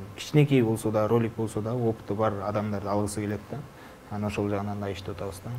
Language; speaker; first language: Kyrgyz; non-native, local second language; Russian